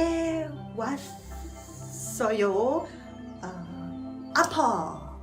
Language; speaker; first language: Korean; non-native, learner; English